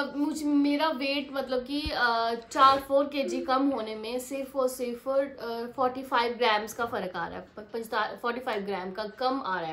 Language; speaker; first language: Hindi; native; Hindi